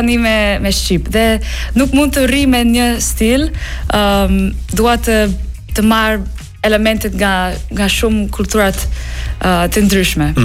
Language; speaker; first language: Albanian; non-native, fluent; English